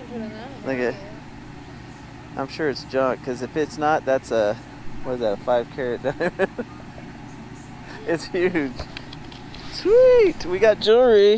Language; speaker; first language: English; native; English